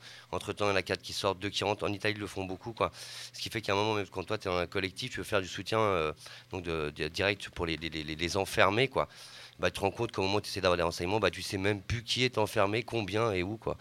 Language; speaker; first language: French; native; French